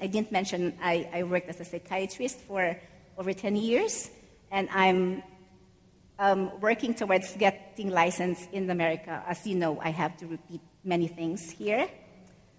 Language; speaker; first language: English; non-native, local second language; Filipino